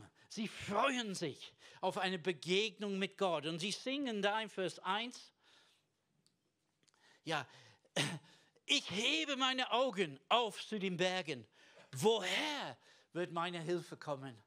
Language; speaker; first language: German; non-native, fluent; English